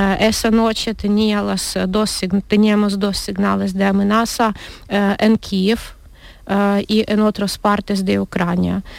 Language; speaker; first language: Spanish; non-native, learner; Ukrainian